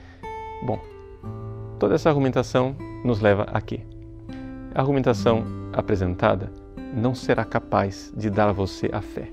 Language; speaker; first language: Portuguese; native; Portuguese